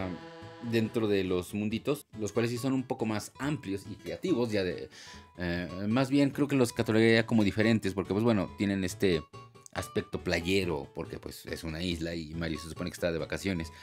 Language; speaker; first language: Spanish; native; Spanish